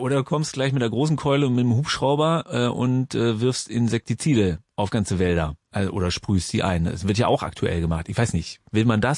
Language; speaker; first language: German; native; German